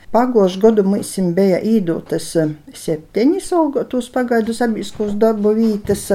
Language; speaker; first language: Latvian; native; Latvian